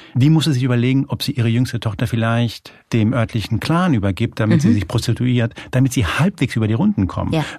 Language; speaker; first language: German; early bilingual, other home language; Spanish